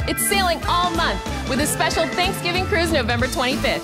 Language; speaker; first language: English; native; English